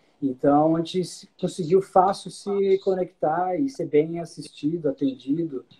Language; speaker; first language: Portuguese; native; Portuguese